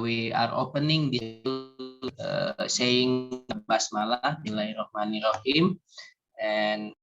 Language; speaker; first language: English; non-native, learner; Indonesian